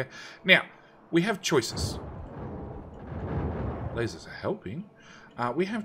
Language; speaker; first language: English; native; English